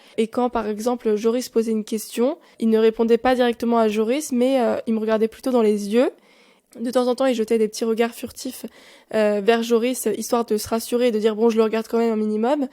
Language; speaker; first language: French; native; French